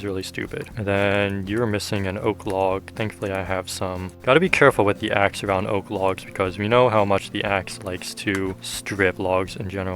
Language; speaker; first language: English; native; English